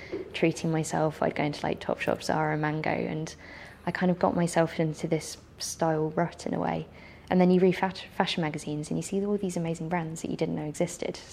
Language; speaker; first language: English; native; English